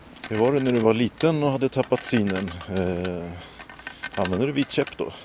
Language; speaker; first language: Swedish; native; Swedish